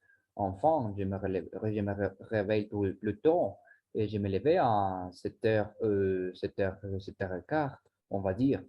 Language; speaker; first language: French; non-native, learner; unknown